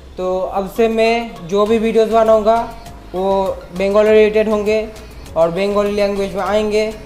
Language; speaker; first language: Hindi; non-native, local second language; Bangla